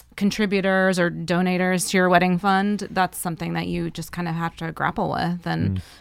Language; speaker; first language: English; native; English